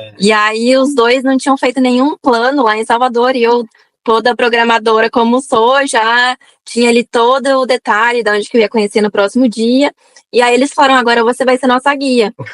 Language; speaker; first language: Portuguese; native; Portuguese